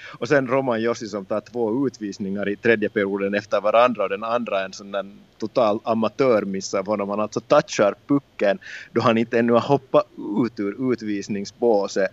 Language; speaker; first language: Swedish; native; Swedish